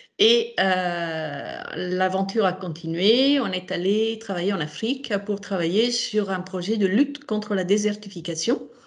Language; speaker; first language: French; non-native, fluent; Italian